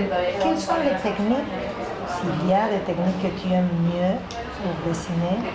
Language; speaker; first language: French; non-native, learner; Spanish